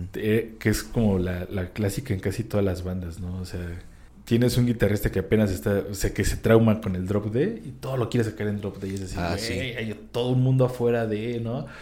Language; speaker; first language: Spanish; native; Spanish